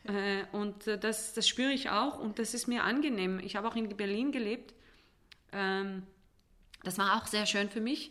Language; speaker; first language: German; non-native, fluent; Hebrew